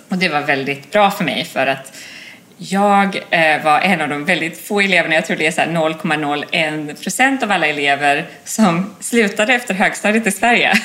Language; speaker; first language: Swedish; native; Swedish